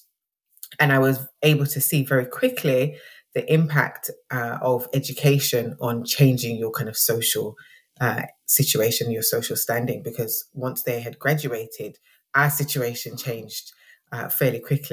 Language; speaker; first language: English; native; English